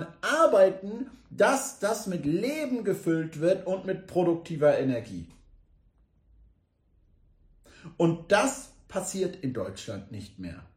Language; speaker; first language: German; native; German